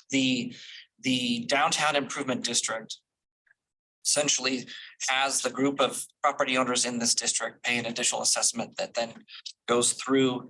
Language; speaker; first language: English; native; English